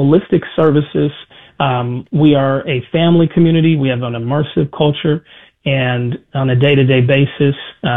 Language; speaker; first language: English; native; English